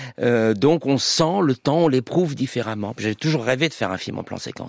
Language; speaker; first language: French; native; French